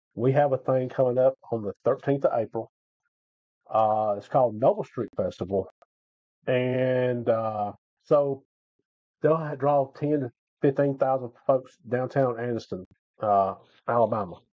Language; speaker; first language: English; native; English